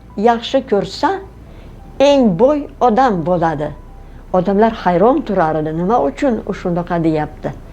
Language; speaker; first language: Uzbek; non-native, local second language; Russian